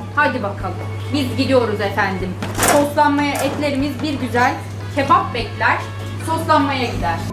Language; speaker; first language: Turkish; native; Turkish